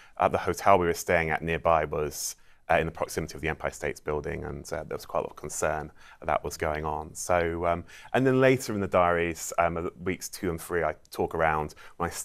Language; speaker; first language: English; native; English